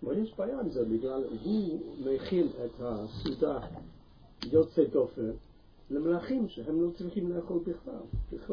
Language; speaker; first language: Hebrew; non-native, learner; English